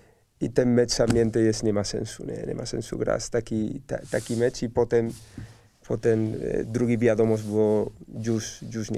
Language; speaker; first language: Polish; non-native, learner; Spanish